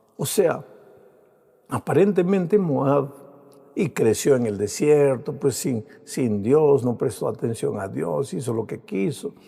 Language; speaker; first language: Spanish; native; Spanish